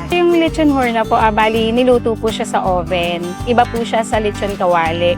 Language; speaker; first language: Filipino; native; Filipino